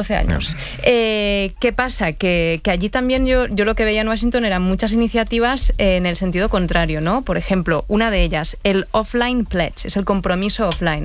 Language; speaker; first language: Spanish; native; Spanish